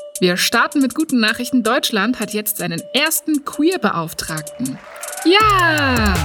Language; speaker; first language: German; native; German